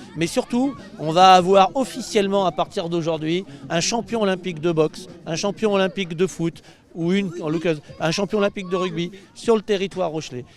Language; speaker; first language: French; native; French